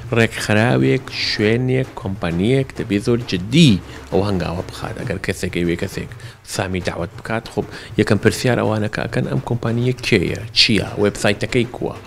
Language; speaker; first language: Central Kurdish; early bilingual, heritage; Central Kurdish